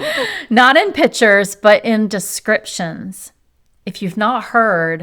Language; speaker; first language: English; native; English